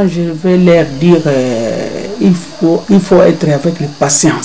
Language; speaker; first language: French; non-native, learner; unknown